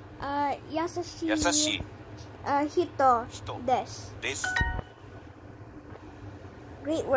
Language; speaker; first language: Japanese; non-native, learner; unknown